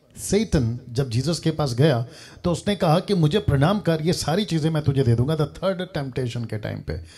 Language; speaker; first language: Hindi; native; Hindi